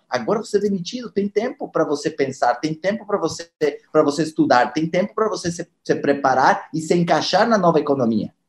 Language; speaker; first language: Portuguese; non-native, fluent; Spanish